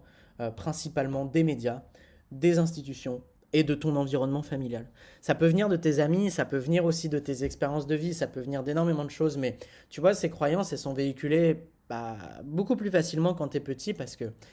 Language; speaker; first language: French; native; French